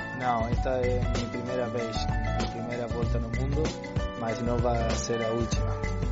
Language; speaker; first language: Portuguese; non-native, learner; Spanish